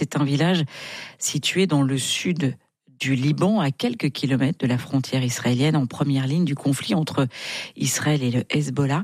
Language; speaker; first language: French; native; French